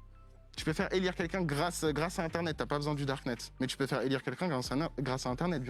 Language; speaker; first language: French; native; French